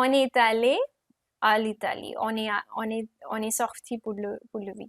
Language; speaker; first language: French; non-native, fluent; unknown